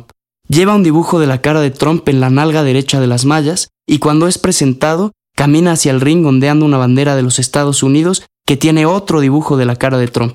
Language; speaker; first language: Spanish; native; Spanish